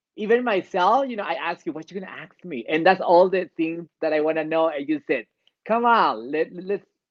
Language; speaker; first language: English; non-native, fluent; Spanish